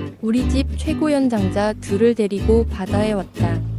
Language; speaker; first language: Korean; native; Korean